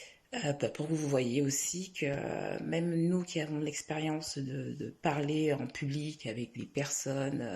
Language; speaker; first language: French; native; French